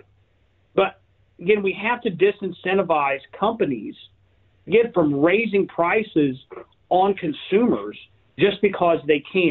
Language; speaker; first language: English; native; English